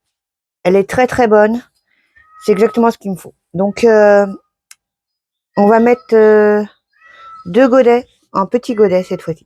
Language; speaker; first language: French; native; French